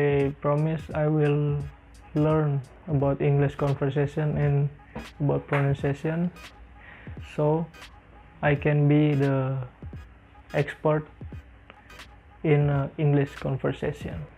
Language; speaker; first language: English; non-native, learner; Indonesian